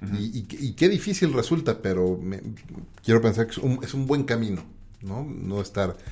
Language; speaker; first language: Spanish; native; Spanish